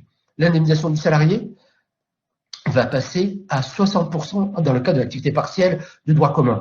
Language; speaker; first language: French; native; French